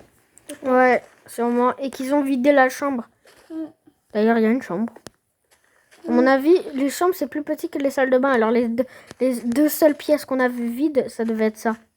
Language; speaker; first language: French; native; French